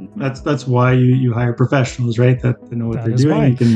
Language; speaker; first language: English; native; English